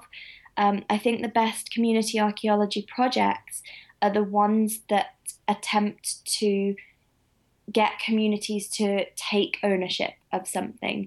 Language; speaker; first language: English; native; English